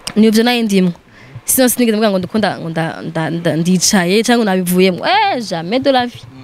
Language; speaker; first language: Rundi; non-native, local second language; Swahili